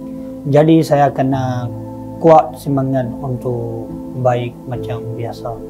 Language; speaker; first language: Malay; non-native, learner; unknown